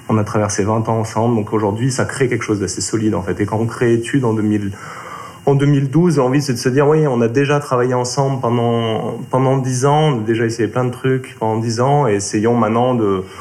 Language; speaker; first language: French; native; French